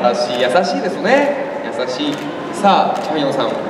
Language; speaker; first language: Japanese; native; Japanese